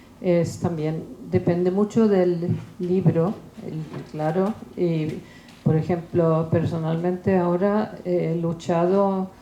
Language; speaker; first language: Spanish; non-native, fluent; Swedish